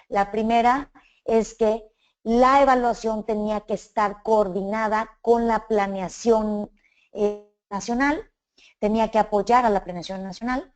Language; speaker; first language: Spanish; native; Spanish